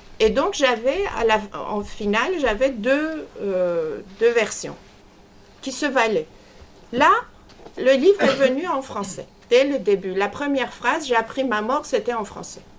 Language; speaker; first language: French; non-native, fluent; Persian